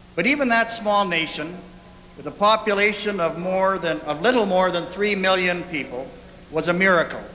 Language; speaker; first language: English; native; English